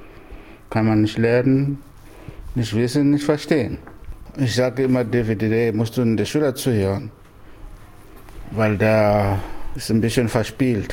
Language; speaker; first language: German; non-native, fluent; Portuguese